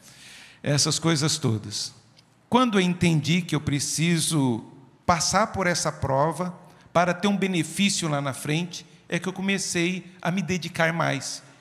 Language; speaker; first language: Portuguese; native; Portuguese